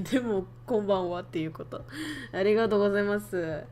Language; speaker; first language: Japanese; non-native, fluent; Vietnamese